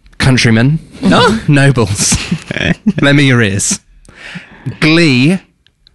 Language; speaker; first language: English; native; English